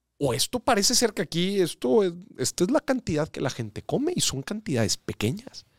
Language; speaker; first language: Spanish; native; Spanish